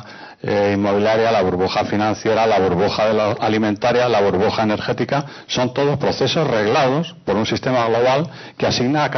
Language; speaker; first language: Spanish; native; Spanish